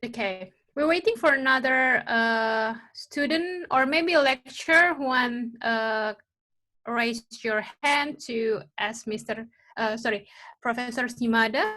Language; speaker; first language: English; non-native, local second language; Indonesian